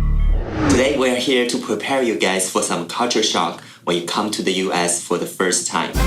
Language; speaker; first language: English; non-native, fluent; Chinese